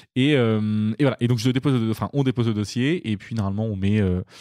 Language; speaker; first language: French; native; French